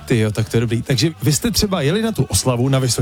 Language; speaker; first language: Czech; native; Czech